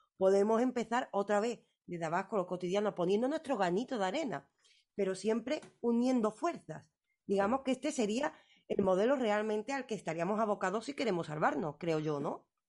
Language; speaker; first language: Spanish; native; Spanish